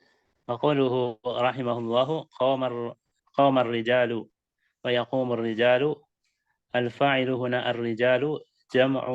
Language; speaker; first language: Arabic; non-native, learner; Indonesian